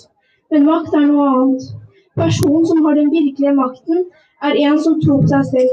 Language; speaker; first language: Norwegian; early bilingual, other home language; Persian